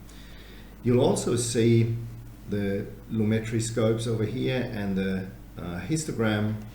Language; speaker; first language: English; native; English